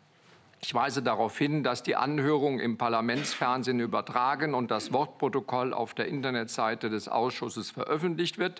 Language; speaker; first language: German; native; German